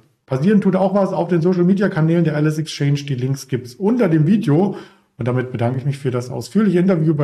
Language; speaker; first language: German; native; German